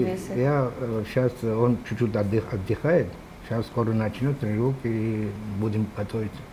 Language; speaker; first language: Russian; non-native, local second language; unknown